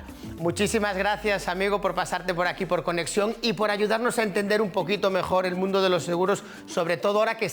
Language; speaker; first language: Spanish; native; Spanish